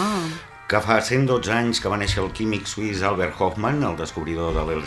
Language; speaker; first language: Catalan; native; Catalan